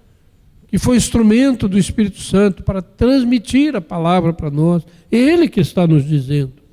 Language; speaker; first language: Portuguese; native; Portuguese